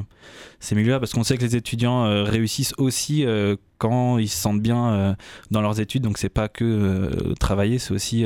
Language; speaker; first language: French; native; French